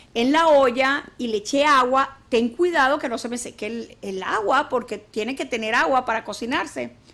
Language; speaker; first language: Spanish; native; Spanish